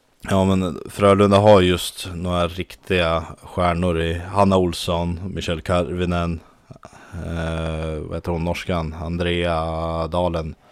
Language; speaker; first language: Swedish; native; Swedish